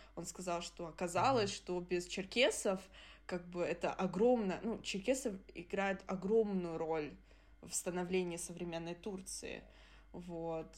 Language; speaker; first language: Russian; early bilingual, other home language; Adyghe